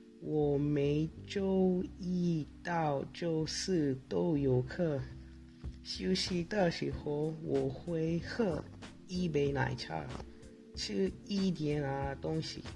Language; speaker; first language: Chinese; non-native, learner; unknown